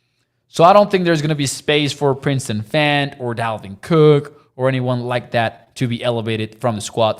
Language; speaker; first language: English; native; English